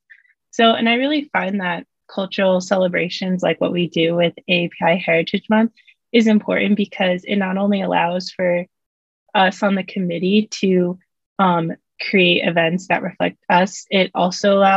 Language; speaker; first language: English; native; English